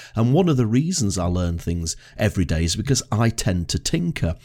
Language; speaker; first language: English; native; English